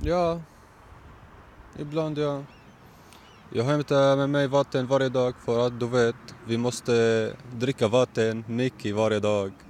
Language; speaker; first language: Swedish; non-native, learner; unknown